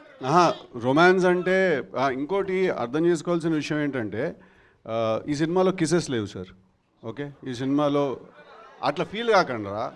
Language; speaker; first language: Telugu; native; Telugu